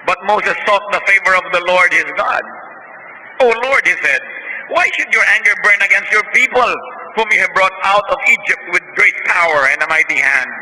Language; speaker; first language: English; non-native, local second language; Filipino